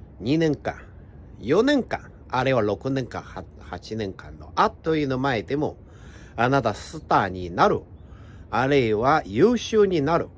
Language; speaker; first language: Japanese; non-native, fluent; Chinese